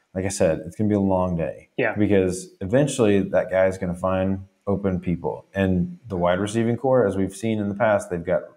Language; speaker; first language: English; native; English